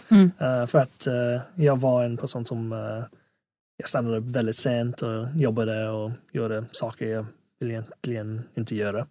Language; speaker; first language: Swedish; non-native, fluent; English